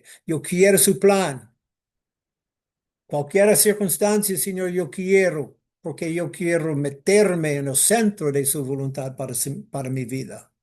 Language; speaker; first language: Spanish; non-native, fluent; English